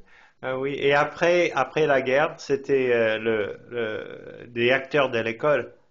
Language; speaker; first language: French; non-native, fluent; English